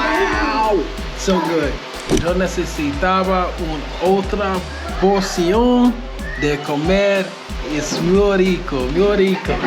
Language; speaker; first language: Spanish; non-native, learner; English